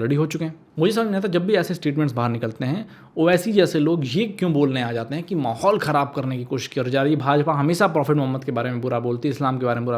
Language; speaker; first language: Hindi; native; Hindi